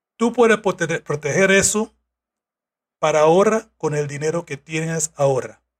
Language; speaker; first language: Spanish; non-native, fluent; English